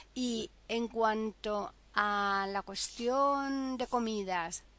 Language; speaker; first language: Spanish; native; Spanish